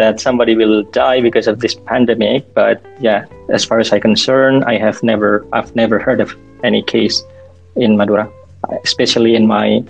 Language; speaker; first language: English; non-native, fluent; Indonesian